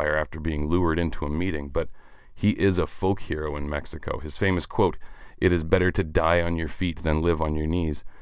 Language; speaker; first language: English; native; English